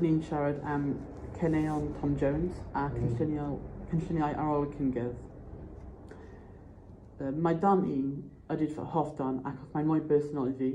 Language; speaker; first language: Welsh; non-native, local second language; English